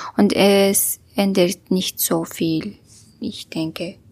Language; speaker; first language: German; non-native, learner; Kurdish